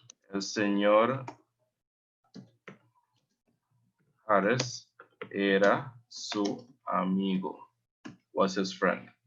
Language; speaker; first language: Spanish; non-native, fluent; English